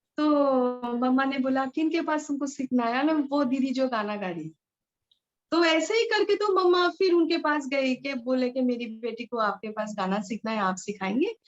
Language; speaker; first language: Hindi; non-native, local second language; Bangla